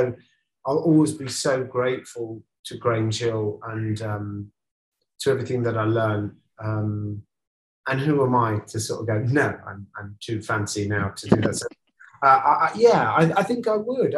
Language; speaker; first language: English; native; English